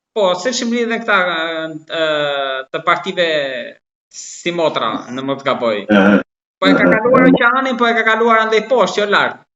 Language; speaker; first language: Albanian; native; Albanian